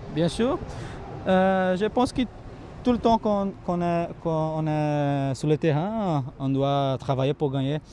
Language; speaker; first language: French; non-native, learner; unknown